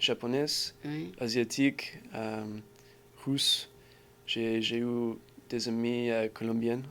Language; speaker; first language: French; non-native, learner; English